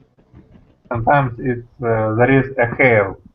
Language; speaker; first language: English; non-native, learner; Russian